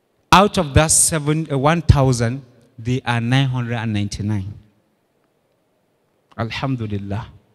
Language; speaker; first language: English; non-native, local second language; Hausa